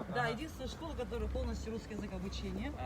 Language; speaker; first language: Russian; non-native, local second language; Kazakh